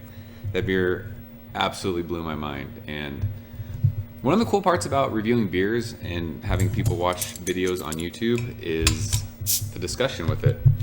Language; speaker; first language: English; native; English